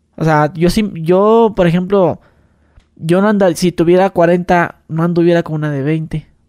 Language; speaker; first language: Spanish; native; Spanish